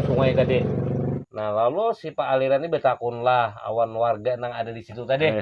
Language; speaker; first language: Indonesian; non-native, local second language; Banjar